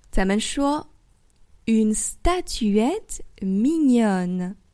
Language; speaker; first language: French; native; French